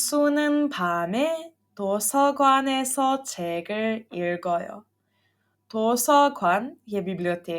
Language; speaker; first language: Korean; non-native, fluent; Serbian